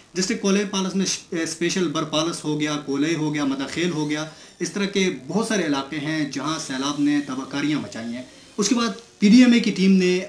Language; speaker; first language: Urdu; native; Urdu